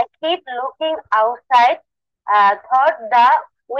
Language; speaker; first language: English; non-native, learner; Bangla